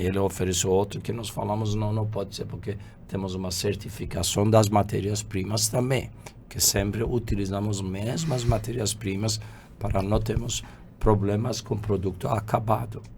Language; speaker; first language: Portuguese; non-native, fluent; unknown